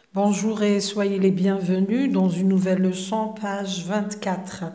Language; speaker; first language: French; non-native, local second language; Arabic